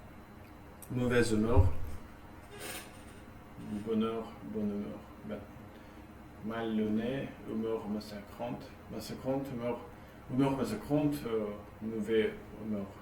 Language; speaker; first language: French; non-native, learner; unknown